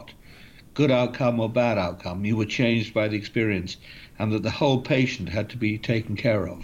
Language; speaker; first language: English; native; English